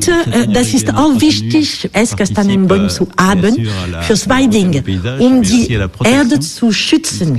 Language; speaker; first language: German; non-native, fluent; French